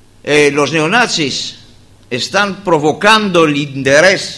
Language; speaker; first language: Spanish; non-native, fluent; Greek